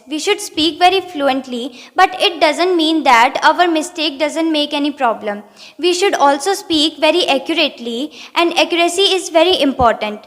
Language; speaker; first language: English; non-native, fluent; Hindi